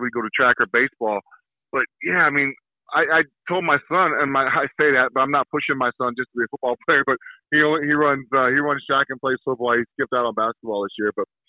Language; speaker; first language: English; native; English